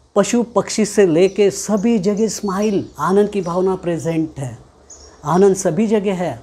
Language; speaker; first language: Hindi; non-native, local second language; Marathi